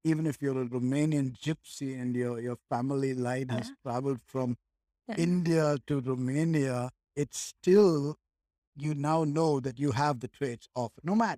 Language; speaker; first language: English; native; English